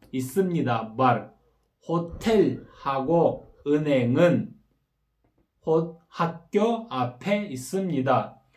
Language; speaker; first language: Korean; non-native, fluent; Kyrgyz